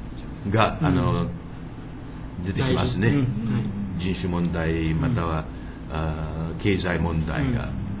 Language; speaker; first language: Japanese; early bilingual, heritage; English